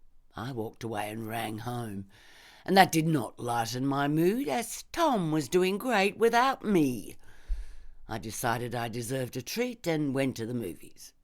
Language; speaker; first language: English; native; English